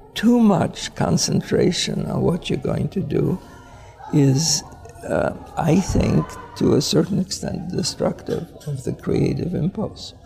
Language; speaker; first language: English; early bilingual, other home language; Polish